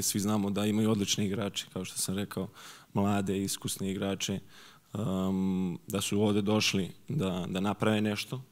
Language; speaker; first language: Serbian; early bilingual, heritage; Serbian